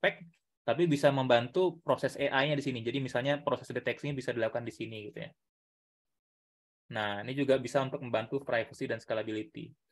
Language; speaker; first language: Indonesian; native; Indonesian